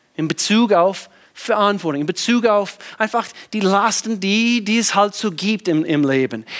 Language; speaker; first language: German; non-native, fluent; English